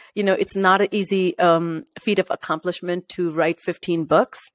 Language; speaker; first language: English; non-native, local second language; Marathi